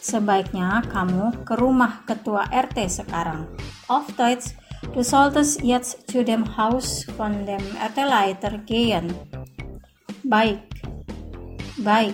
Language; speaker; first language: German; non-native, fluent; Indonesian